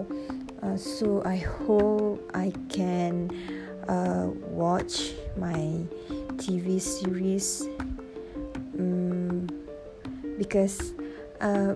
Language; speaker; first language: English; non-native, local second language; Malay